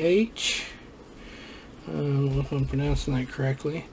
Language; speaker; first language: English; native; English